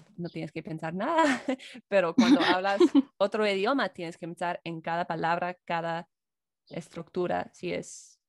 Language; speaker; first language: Spanish; non-native, fluent; English